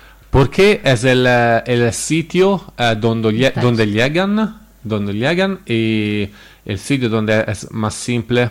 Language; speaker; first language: Spanish; non-native, learner; Italian